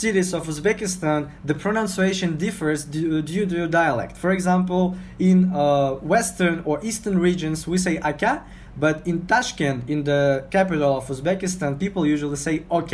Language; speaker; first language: English; non-native, fluent; Uzbek